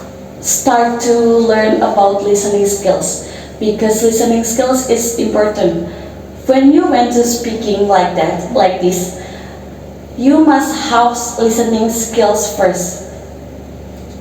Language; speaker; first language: English; non-native, learner; Indonesian